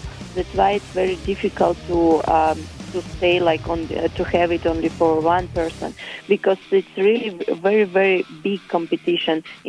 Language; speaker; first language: English; non-native, fluent; Russian